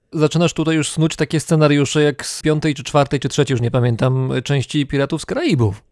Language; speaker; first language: Polish; native; Polish